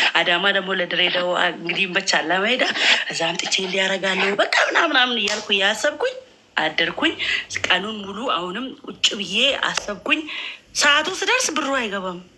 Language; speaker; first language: Amharic; native; Amharic